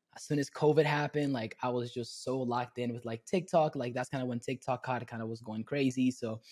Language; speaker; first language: English; early bilingual, other home language; Spanish